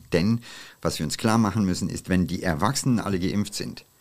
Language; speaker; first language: German; non-native, fluent; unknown